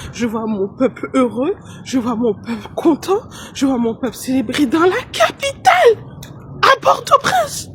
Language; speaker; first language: French; non-native, local second language; Haitian Creole